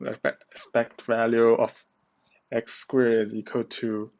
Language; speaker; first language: English; non-native, learner; Chinese